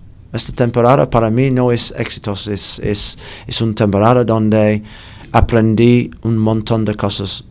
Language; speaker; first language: Spanish; non-native, learner; English